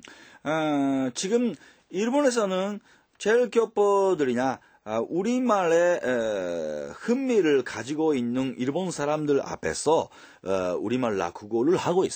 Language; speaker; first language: Korean; non-native, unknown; Japanese